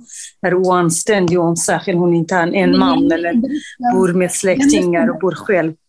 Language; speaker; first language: Swedish; non-native, fluent; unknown